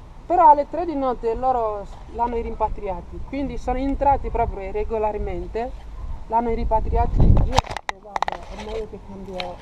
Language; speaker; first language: Italian; non-native, fluent; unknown